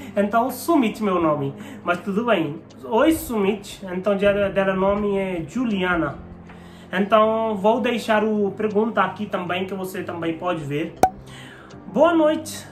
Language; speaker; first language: Portuguese; non-native, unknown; Hindi